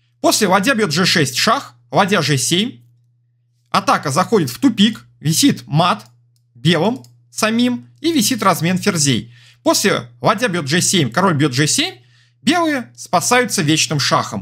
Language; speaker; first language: Russian; native; Russian